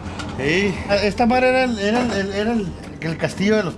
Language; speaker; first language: Spanish; native; Spanish